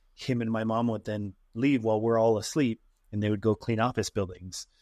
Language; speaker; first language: English; native; English